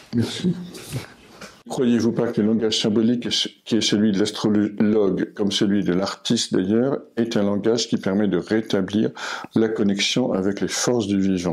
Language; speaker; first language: French; native; French